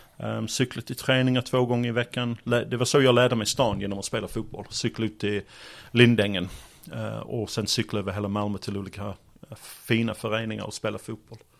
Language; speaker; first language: Swedish; non-native, fluent; English